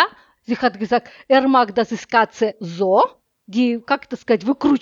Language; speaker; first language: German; non-native, learner; Russian